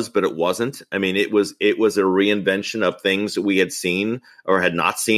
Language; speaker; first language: English; native; English